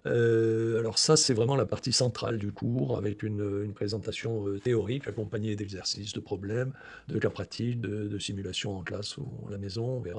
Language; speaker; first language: French; native; French